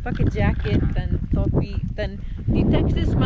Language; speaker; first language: Indonesian; non-native, learner; English